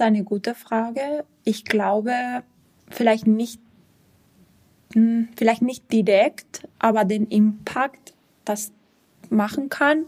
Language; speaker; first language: German; non-native, fluent; Spanish